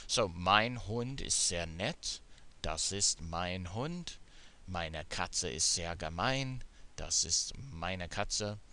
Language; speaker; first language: German; non-native, fluent; English